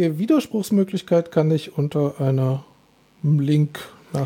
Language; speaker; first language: German; native; German